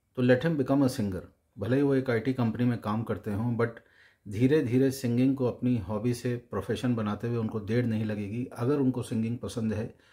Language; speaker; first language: Hindi; native; Hindi